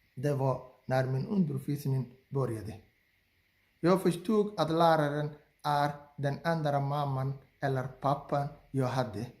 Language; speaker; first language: Swedish; non-native, learner; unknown